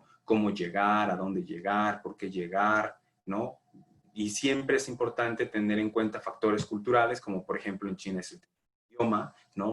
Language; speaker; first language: Spanish; native; Spanish